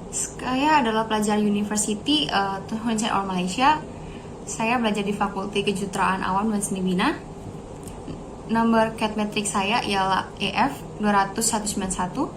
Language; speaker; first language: Indonesian; non-native, learner; Arabic